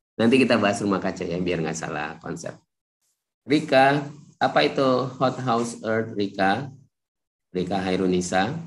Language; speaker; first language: Indonesian; native; Indonesian